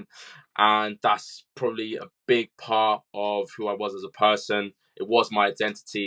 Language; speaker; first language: English; native; English